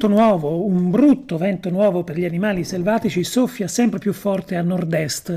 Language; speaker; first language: Italian; native; Italian